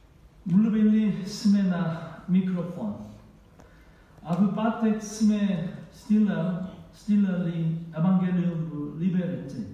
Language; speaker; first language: Czech; non-native, learner; Korean